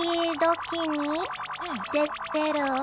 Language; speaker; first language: Japanese; non-native, learner; Indonesian